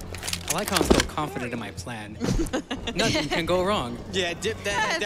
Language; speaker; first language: English; native; English